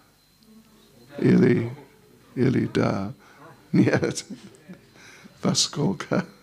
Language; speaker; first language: Russian; non-native, learner; English